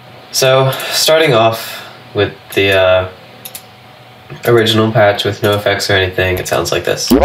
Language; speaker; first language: English; native; English